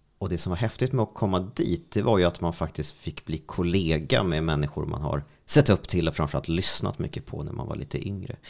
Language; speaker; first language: Swedish; native; Swedish